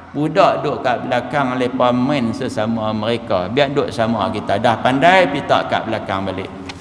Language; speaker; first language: Malay; native; Malay